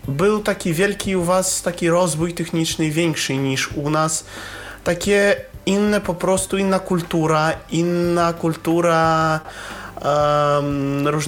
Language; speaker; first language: Polish; non-native, learner; Russian